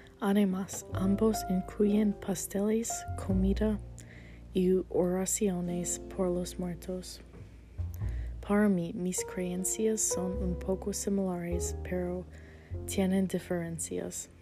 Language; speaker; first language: Spanish; non-native, learner; English